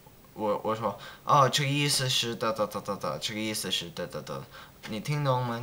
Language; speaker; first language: Chinese; non-native, learner; English